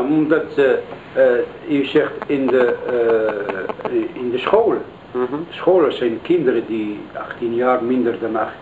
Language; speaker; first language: Dutch; non-native, learner; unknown